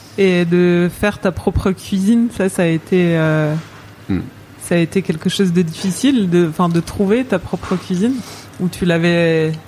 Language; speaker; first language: French; native; French